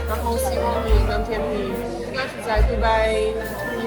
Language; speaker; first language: Chinese; non-native, fluent; Arabic